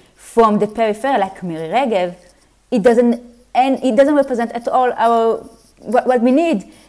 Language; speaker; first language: English; non-native, fluent; Hebrew